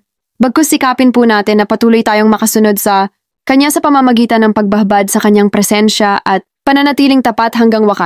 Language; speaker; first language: Filipino; native; Filipino